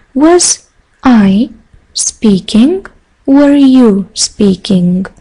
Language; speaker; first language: English; non-native, fluent; Bulgarian